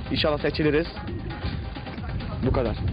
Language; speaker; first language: Turkish; early bilingual, heritage; Turkish